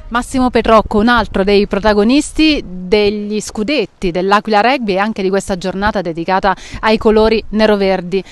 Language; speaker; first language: Italian; native; Italian